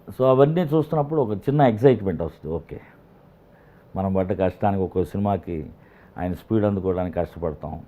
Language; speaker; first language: Telugu; native; Telugu